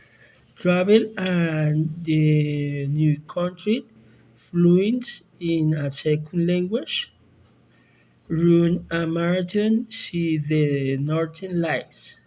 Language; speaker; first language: English; non-native, learner; Spanish